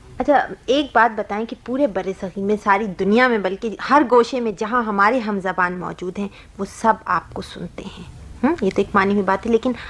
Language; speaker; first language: Urdu; native; Urdu